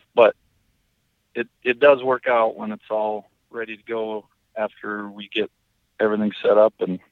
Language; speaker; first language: English; native; English